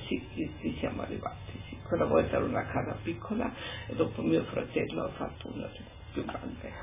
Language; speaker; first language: Italian; non-native, local second language; German